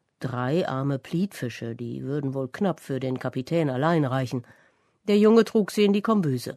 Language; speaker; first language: German; native; German